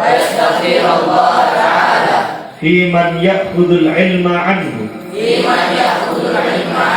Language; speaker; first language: Arabic; non-native, fluent; Indonesian